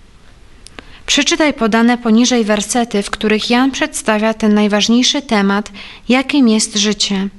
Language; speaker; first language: Polish; native; Polish